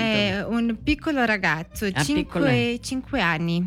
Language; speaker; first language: Italian; non-native, learner; Portuguese